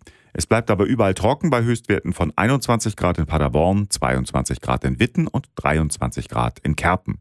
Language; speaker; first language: German; native; German